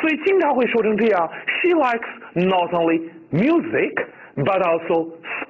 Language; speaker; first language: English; non-native, fluent; Chinese